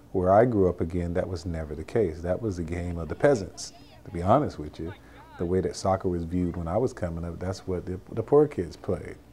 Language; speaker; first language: English; native; English